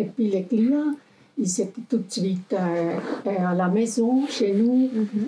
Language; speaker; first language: French; non-native, local second language; German